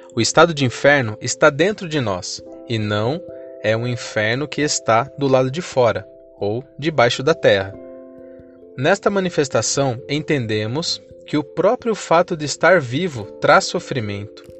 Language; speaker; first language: Portuguese; native; Portuguese